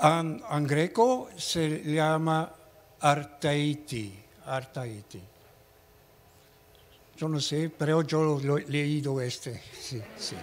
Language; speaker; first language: Spanish; non-native, learner; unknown